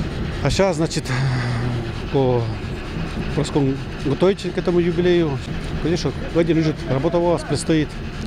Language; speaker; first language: Russian; non-native, local second language; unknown